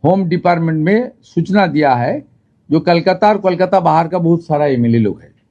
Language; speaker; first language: Hindi; non-native, local second language; Bangla